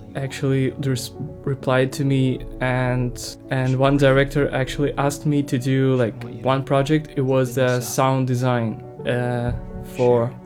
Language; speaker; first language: English; non-native, fluent; Ukrainian